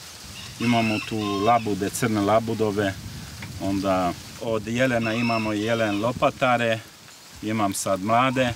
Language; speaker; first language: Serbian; non-native, local second language; Hungarian